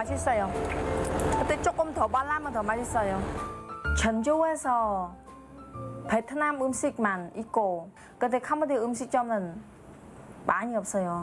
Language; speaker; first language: Korean; non-native, learner; Khmer